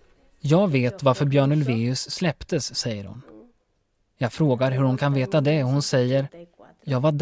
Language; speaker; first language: Swedish; native; Swedish